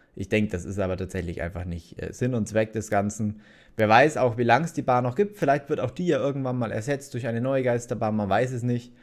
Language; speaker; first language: German; native; German